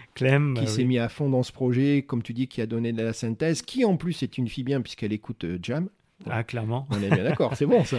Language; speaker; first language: French; native; French